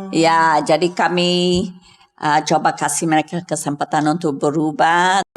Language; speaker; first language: Indonesian; non-native, fluent; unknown